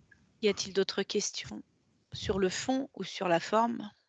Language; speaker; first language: French; native; French